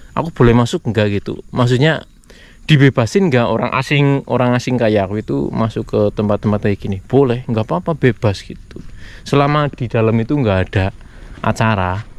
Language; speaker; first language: Indonesian; native; Indonesian